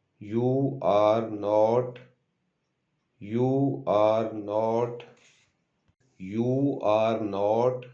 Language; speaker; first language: English; non-native, local second language; Urdu